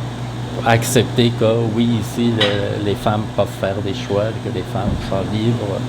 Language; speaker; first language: French; non-native, fluent; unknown